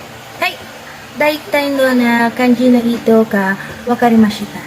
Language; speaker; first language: Japanese; non-native, learner; Filipino